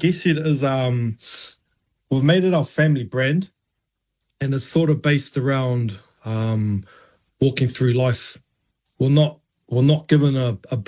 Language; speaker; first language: English; native; English